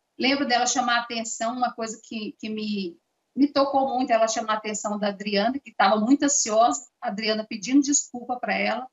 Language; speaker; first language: Portuguese; native; Portuguese